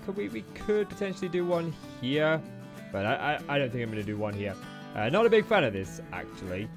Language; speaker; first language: English; native; English